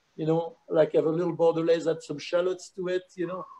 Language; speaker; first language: English; non-native, fluent; French